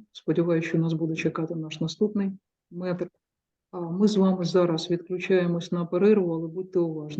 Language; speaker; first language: Ukrainian; native; Ukrainian